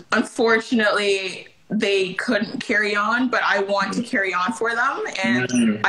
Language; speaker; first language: English; early bilingual, other home language; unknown